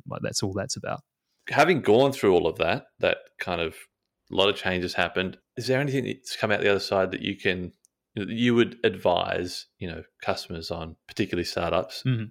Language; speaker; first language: English; native; English